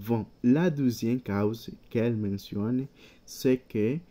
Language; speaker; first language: French; non-native, learner; Spanish